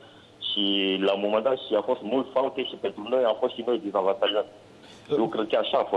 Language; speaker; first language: Romanian; non-native, learner; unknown